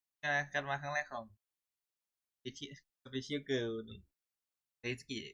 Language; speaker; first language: Thai; native; Thai